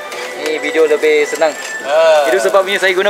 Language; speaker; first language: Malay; non-native, local second language; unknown